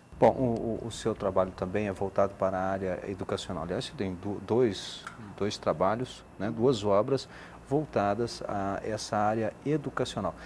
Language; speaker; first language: Portuguese; native; Portuguese